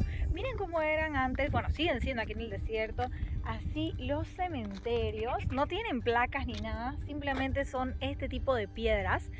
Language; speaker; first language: Spanish; native; Spanish